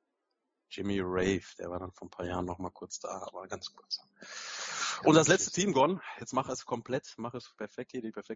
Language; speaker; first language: German; native; German